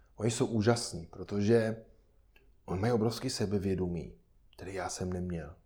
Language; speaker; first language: Czech; non-native, fluent; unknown